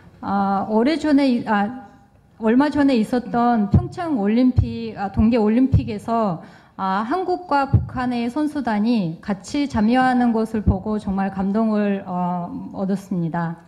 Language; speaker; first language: Korean; non-native, fluent; Kyrgyz